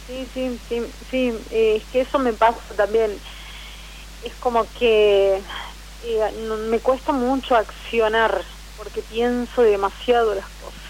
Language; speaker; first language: Spanish; native; Spanish